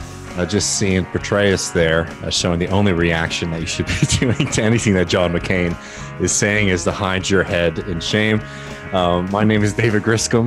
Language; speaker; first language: English; native; English